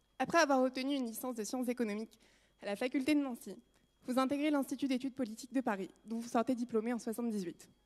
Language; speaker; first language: French; native; French